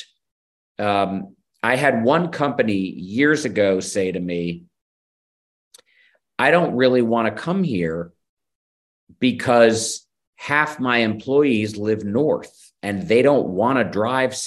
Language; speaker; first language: English; native; English